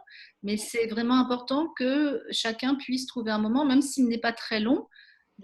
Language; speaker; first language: French; native; French